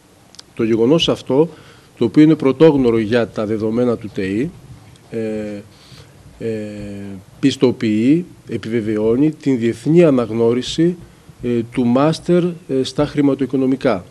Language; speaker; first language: Greek; native; Greek